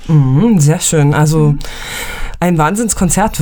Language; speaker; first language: German; native; German